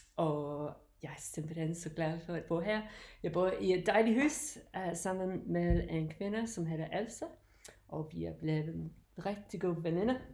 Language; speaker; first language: Danish; non-native, learner; English